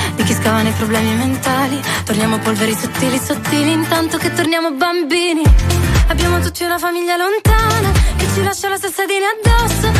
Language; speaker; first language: Italian; native; Italian